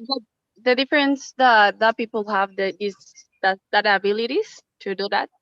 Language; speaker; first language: English; non-native, fluent; Spanish